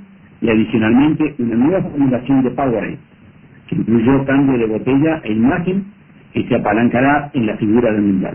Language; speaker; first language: Spanish; native; Spanish